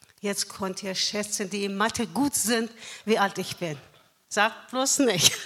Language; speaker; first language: German; non-native, fluent; Persian